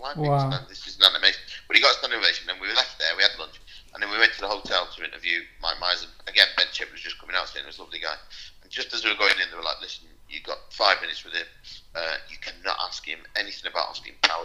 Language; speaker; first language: English; native; English